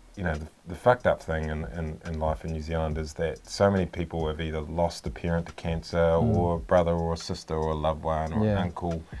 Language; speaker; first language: English; native; English